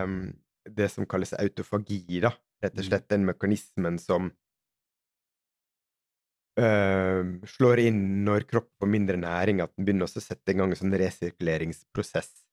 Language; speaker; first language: Norwegian; native; Norwegian